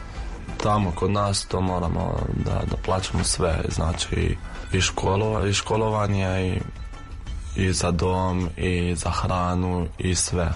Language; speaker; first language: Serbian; non-native, fluent; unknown